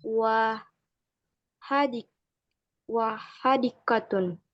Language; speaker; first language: Arabic; non-native, learner; Indonesian